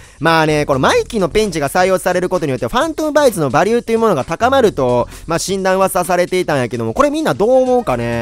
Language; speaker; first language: Japanese; native; Japanese